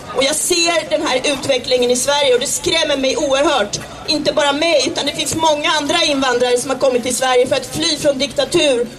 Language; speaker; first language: Swedish; early bilingual, other home language; Czech